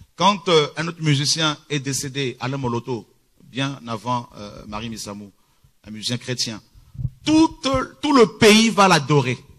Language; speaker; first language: French; early bilingual, other home language; Lingala